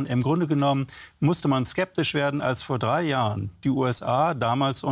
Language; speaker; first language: German; native; German